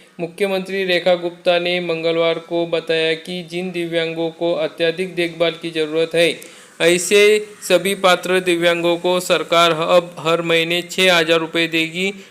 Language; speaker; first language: Hindi; non-native, local second language; Marathi